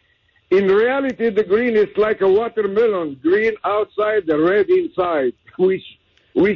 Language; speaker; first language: English; non-native, learner; French